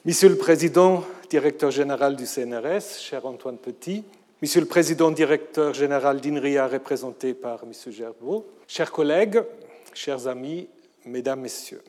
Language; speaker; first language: French; non-native, fluent; German